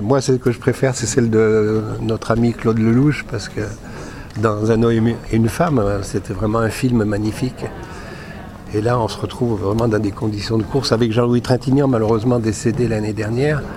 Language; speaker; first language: French; native; French